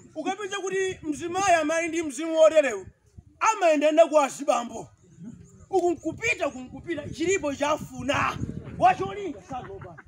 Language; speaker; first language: Nyanja; non-native, local second language; Tumbuka